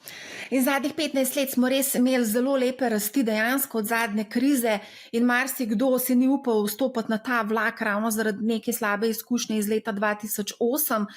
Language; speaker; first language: Slovenian; native; Slovenian